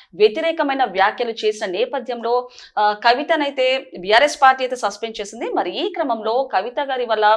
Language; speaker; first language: Telugu; native; Telugu